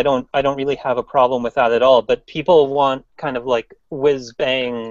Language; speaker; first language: English; native; English